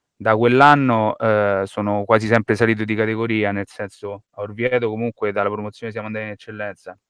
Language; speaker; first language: Italian; native; Italian